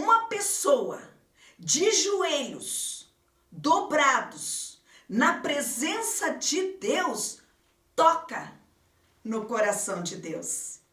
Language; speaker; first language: Portuguese; native; Portuguese